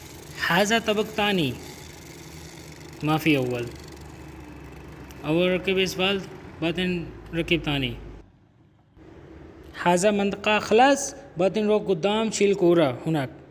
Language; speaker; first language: Arabic; non-native, learner; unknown